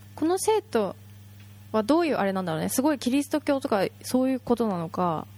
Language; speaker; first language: Japanese; native; Japanese